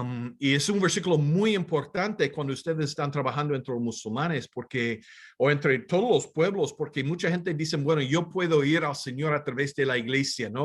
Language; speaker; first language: Spanish; non-native, fluent; English